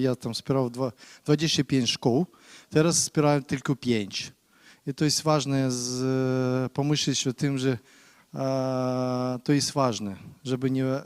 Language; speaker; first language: Polish; non-native, learner; Ukrainian